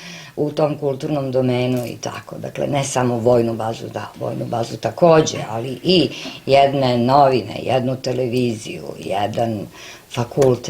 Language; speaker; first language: Bosnian; native; Bosnian